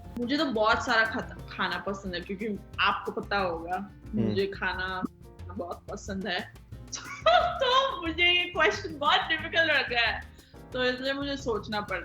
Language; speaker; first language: Hindi; non-native, local second language; Marathi